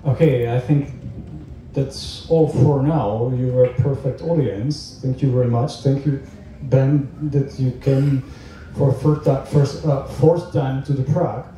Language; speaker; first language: English; non-native, fluent; Czech